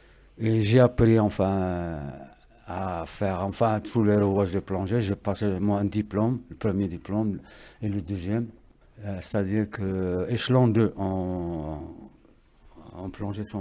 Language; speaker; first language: French; non-native, local second language; Arabic